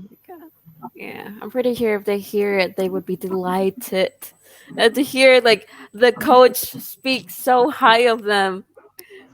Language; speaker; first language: English; non-native, fluent; Khmer